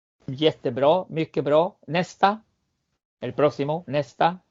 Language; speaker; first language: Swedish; non-native, fluent; Spanish